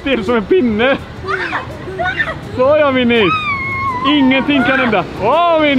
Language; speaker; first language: Swedish; native; Swedish